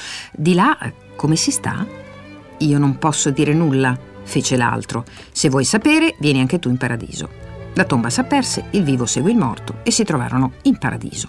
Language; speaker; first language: Italian; native; Italian